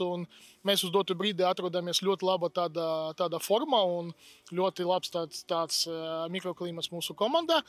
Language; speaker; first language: Latvian; non-native, local second language; Russian